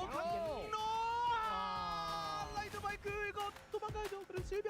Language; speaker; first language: Korean; native; Korean